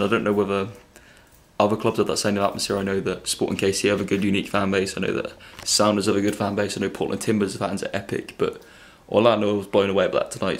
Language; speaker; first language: English; native; English